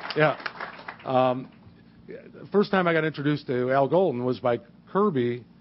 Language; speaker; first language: English; native; English